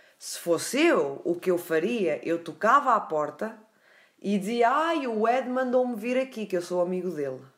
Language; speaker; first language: Portuguese; native; Portuguese